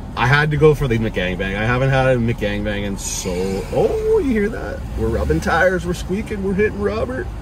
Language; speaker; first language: English; native; English